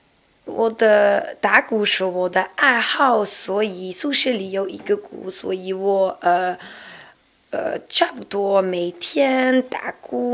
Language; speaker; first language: Chinese; non-native, learner; Dutch